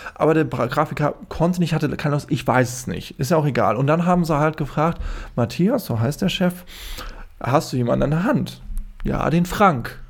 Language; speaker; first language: German; native; German